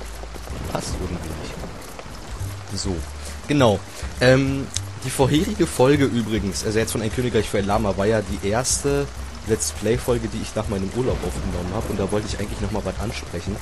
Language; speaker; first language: German; native; German